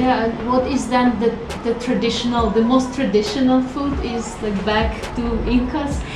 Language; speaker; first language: English; non-native, fluent; Ukrainian